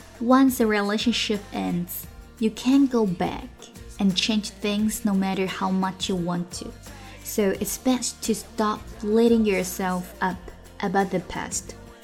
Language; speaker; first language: English; non-native, fluent; Chinese